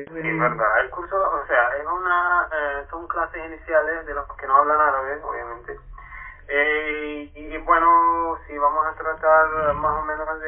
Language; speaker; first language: Spanish; non-native, fluent; Arabic